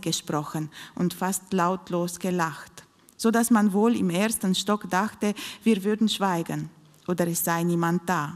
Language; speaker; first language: German; non-native, fluent; Romanian